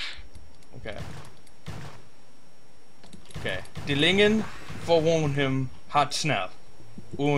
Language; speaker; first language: German; non-native, learner; English